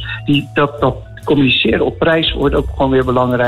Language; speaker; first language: Dutch; native; Dutch